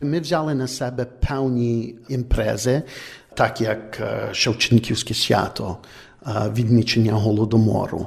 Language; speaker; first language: Ukrainian; early bilingual, heritage; Ukrainian